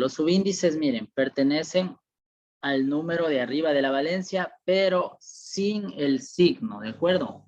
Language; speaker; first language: Spanish; native; Spanish